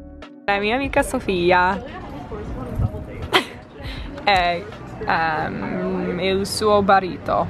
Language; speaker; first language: Italian; non-native, learner; English